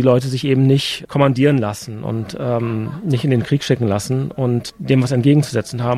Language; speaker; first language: German; native; German